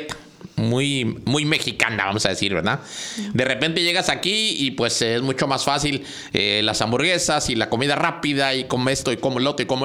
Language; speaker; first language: Spanish; native; Spanish